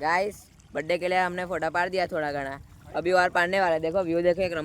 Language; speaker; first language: Hindi; non-native, local second language; Gujarati